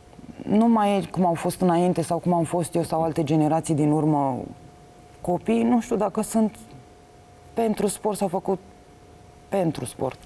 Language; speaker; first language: Romanian; native; Romanian